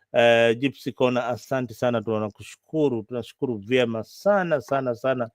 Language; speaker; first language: Swahili; non-native, local second language; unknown